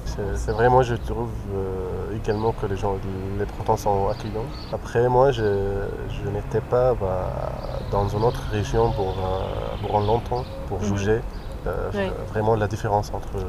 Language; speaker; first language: French; non-native, fluent; Arabic